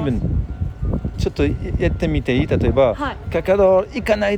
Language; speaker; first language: Japanese; non-native, fluent; French